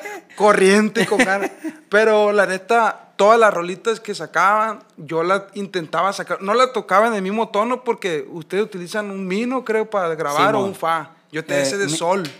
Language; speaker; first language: Spanish; native; Spanish